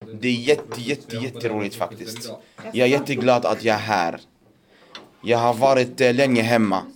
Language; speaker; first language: Swedish; non-native, learner; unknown